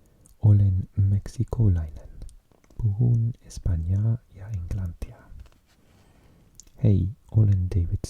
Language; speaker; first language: Finnish; non-native, learner; English